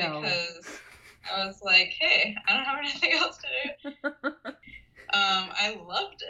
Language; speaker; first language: English; native; English